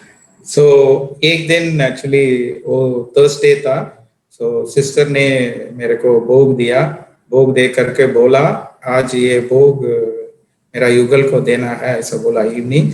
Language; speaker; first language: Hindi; non-native, local second language; Tamil